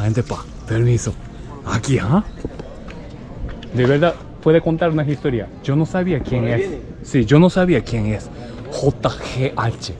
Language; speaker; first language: Spanish; non-native, learner; Japanese